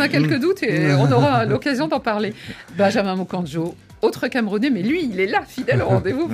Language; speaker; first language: French; native; French